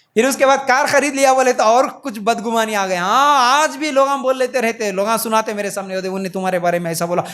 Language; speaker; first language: Urdu; native; Urdu